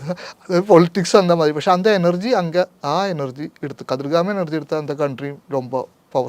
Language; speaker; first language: Tamil; non-native, local second language; Malayalam